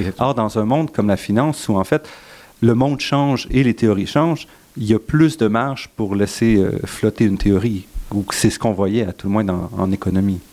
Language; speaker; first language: French; native; French